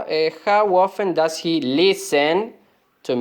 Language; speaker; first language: English; non-native, fluent; Spanish